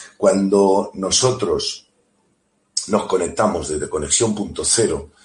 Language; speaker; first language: Spanish; native; Spanish